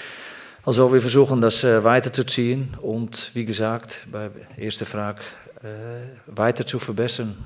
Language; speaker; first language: German; non-native, fluent; Dutch